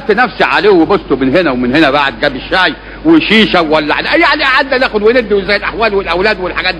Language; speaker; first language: Arabic; native; Arabic